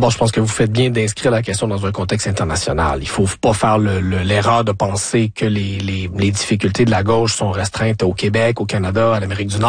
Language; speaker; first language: French; native; French